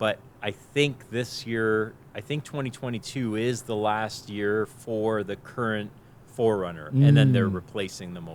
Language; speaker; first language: English; native; English